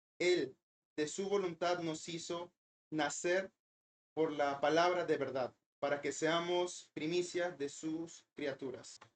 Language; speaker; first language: Spanish; early bilingual, heritage; Spanish